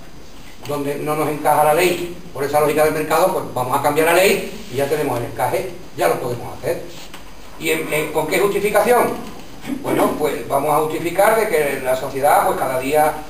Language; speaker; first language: Spanish; native; Spanish